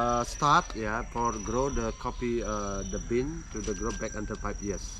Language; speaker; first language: English; non-native, learner; Indonesian